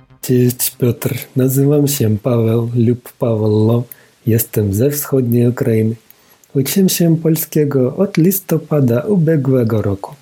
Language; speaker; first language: Polish; non-native, learner; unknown